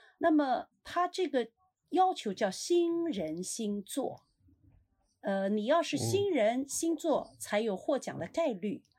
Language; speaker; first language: Chinese; native; Chinese